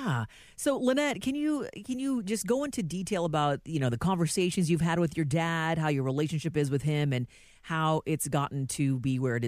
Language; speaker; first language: English; native; English